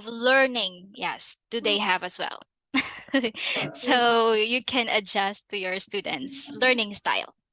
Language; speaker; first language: English; non-native, fluent; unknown